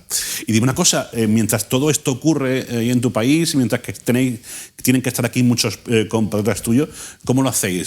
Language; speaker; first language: Spanish; native; Spanish